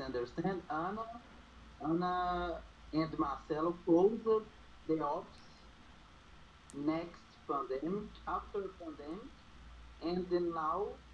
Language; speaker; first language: English; non-native, learner; Portuguese